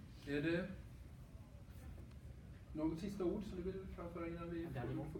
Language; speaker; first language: Swedish; native; Swedish